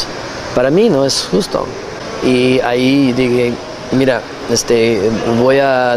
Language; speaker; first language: Spanish; non-native, learner; English